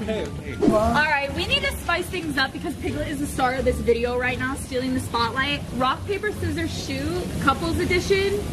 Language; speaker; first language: English; native; English